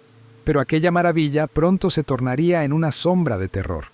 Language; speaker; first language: Spanish; native; Spanish